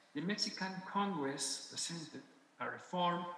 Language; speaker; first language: English; non-native, fluent; Spanish